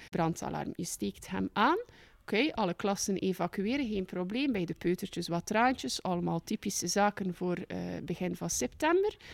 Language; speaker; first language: Dutch; native; Dutch